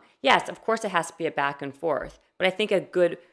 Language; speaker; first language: English; native; English